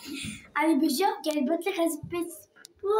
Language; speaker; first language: Hebrew; native; Hebrew